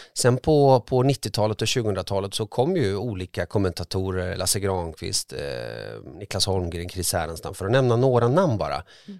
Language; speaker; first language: Swedish; early bilingual, other home language; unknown